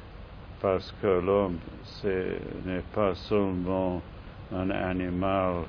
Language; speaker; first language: French; non-native, fluent; English